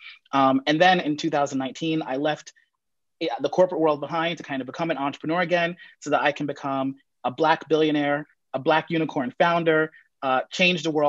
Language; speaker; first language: English; native; English